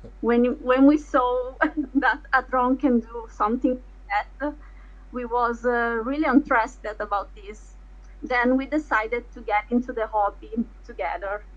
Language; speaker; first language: English; non-native, fluent; Italian